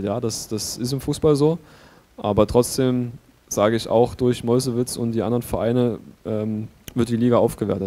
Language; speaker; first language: German; native; German